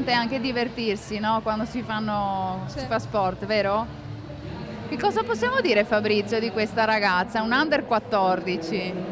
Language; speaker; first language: Italian; native; Italian